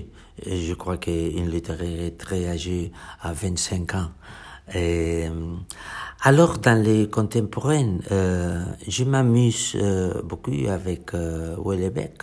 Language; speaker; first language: French; non-native, fluent; Catalan